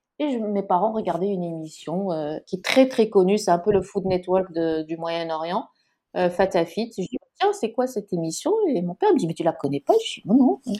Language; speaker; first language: French; non-native, local second language; Arabic